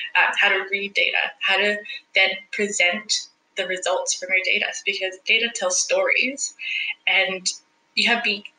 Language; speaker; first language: English; non-native, fluent; Spanish